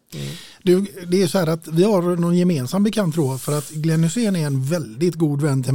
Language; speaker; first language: Swedish; native; Swedish